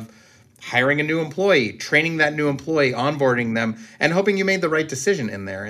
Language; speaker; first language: English; native; English